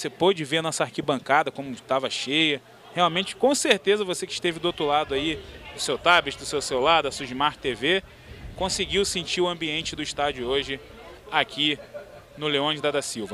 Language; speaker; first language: Portuguese; native; Portuguese